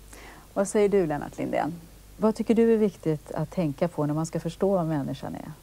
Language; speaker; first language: Swedish; native; Swedish